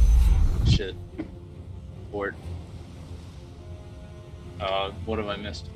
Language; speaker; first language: English; native; English